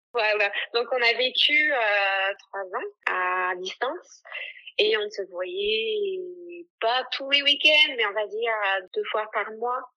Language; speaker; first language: French; non-native, fluent; English